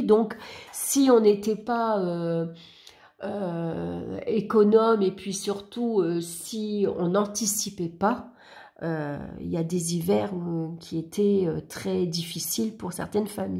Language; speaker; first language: French; native; French